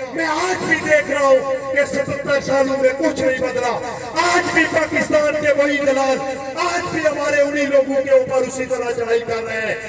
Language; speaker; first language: Urdu; non-native, local second language; Pahari-Potwari